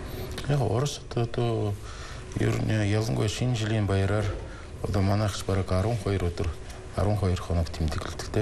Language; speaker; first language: Mongolian; non-native, fluent; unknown